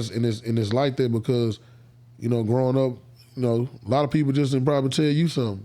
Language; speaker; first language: English; native; English